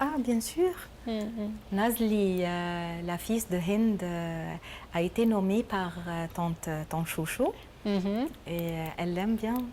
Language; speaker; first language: French; non-native, learner; Arabic